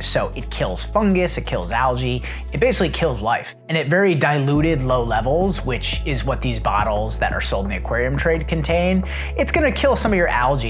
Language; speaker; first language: English; native; English